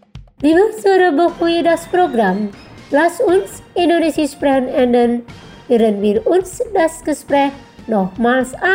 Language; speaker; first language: German; non-native, fluent; Indonesian